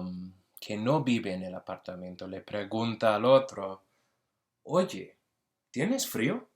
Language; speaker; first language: Spanish; early bilingual, heritage; Spanish